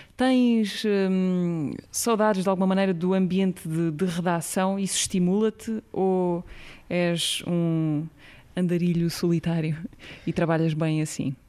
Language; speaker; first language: Portuguese; native; Portuguese